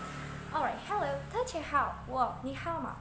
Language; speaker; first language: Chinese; non-native, learner; Indonesian